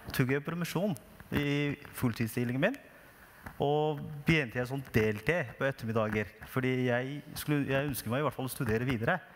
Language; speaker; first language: Norwegian; non-native, fluent; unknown